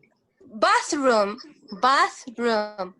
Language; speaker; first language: English; non-native, fluent; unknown